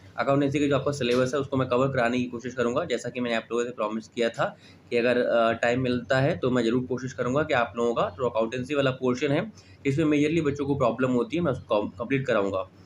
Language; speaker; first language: Hindi; native; Hindi